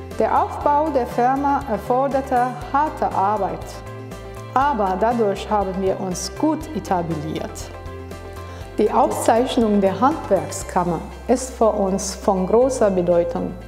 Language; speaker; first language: German; non-native, fluent; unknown